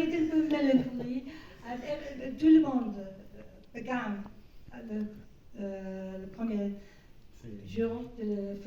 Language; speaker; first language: French; non-native, learner; English